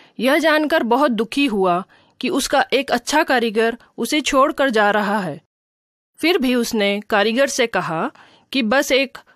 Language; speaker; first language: Hindi; native; Hindi